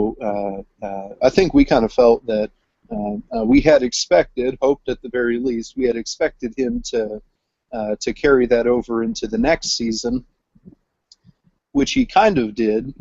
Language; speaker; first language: English; native; English